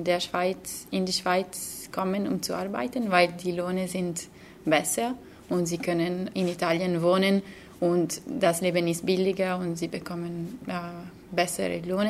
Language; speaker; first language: German; non-native, fluent; Slovenian